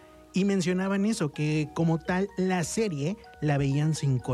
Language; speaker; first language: Spanish; native; Spanish